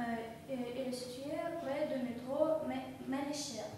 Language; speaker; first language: French; non-native, learner; Russian